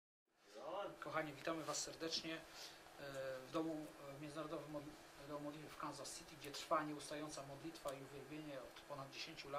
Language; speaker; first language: Polish; native; Polish